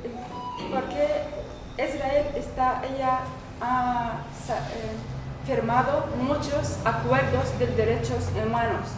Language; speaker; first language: Spanish; non-native, learner; Arabic